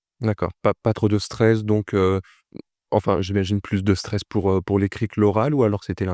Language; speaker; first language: French; native; French